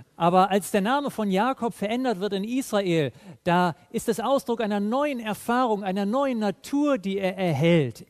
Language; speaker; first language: German; native; German